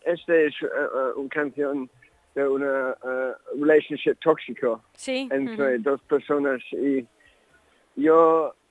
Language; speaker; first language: Spanish; non-native, learner; English